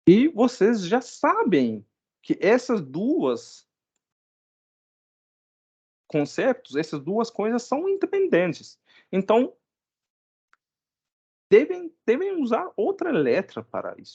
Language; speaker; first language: Portuguese; non-native, fluent; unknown